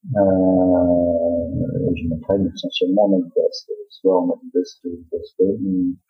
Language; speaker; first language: French; native; French